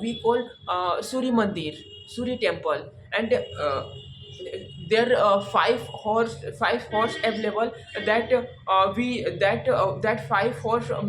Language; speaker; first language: English; non-native, learner; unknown